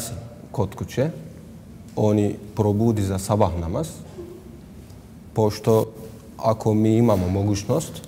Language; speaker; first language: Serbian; non-native, learner; Turkish